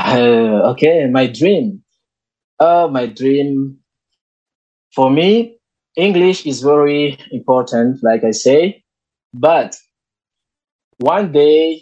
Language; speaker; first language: English; non-native, learner; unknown